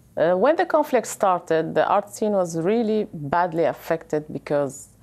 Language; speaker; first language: English; non-native, fluent; Arabic